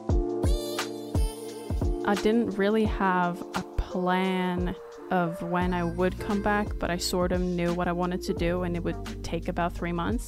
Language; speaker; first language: English; non-native, fluent; Swedish